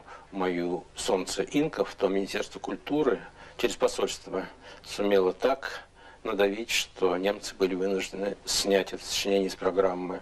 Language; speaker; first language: Russian; native; Russian